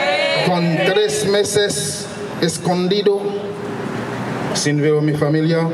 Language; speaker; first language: Spanish; non-native, local second language; Haitian Creole